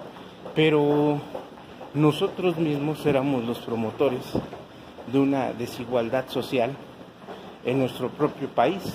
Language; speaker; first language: Spanish; native; Spanish